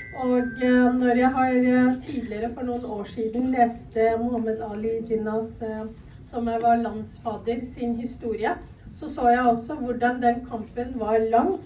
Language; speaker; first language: Norwegian; early bilingual, other home language; Urdu